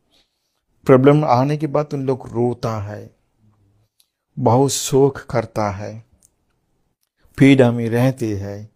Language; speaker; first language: Hindi; non-native, fluent; Sinhala